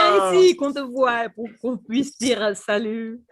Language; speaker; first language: French; non-native, fluent; Swedish